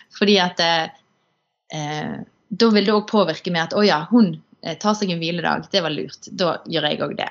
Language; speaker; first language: Norwegian; native; Norwegian